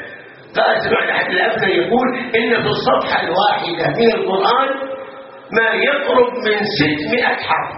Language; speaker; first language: Arabic; native; Arabic